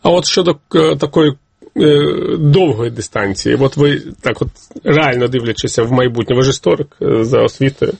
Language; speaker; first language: Ukrainian; native; Ukrainian